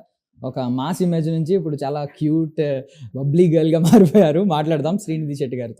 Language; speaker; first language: Telugu; native; Telugu